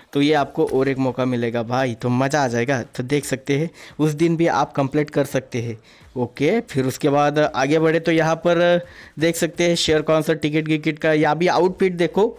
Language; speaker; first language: Hindi; non-native, local second language; Marathi